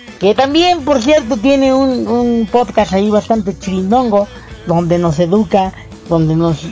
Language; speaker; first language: Spanish; native; Spanish